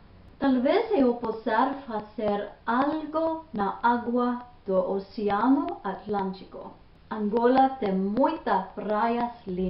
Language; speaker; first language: Portuguese; non-native, learner; English